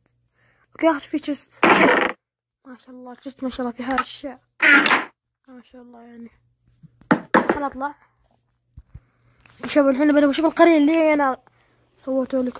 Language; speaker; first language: Arabic; native; Arabic